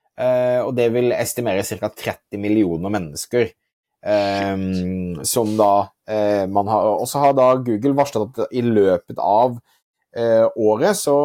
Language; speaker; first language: Norwegian; native; Norwegian